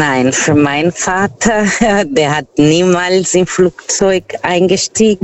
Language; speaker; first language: German; non-native, fluent; Portuguese